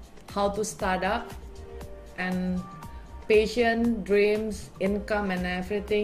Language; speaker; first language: English; non-native, fluent; Indonesian